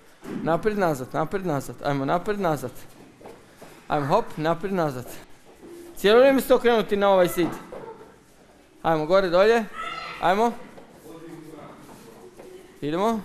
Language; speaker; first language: Croatian; native; Croatian